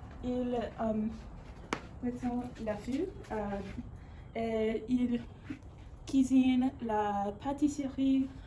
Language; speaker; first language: French; non-native, learner; English